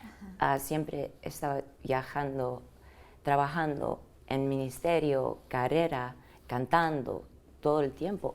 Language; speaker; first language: Spanish; early bilingual, heritage; English